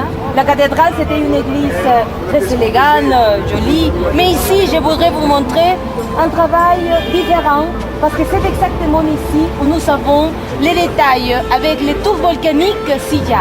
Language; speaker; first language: French; non-native, fluent; Spanish